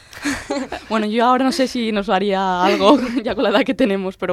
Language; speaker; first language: Spanish; native; Spanish